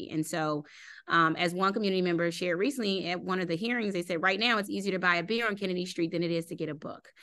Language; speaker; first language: English; native; English